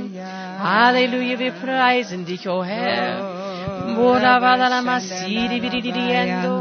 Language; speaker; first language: German; non-native, fluent; English